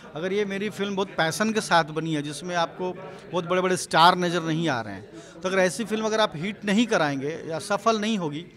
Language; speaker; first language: Hindi; native; Hindi